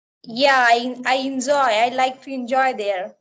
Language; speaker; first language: English; non-native, learner; Marathi